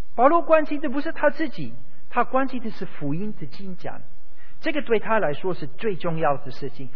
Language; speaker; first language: Chinese; non-native, fluent; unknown